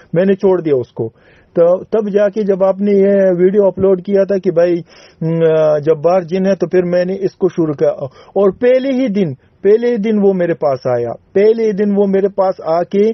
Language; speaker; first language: Urdu; native; Urdu